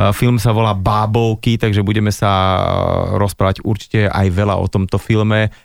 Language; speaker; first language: Slovak; native; Slovak